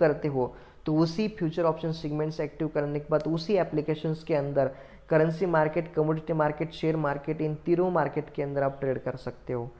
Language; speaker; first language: Hindi; non-native, local second language; Marathi